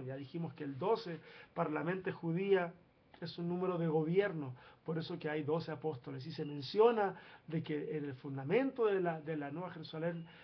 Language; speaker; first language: Spanish; native; Spanish